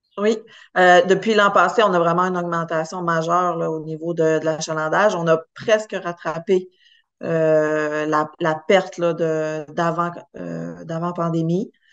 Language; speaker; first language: French; native; French